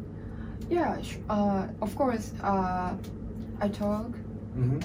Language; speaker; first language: English; non-native, learner; Japanese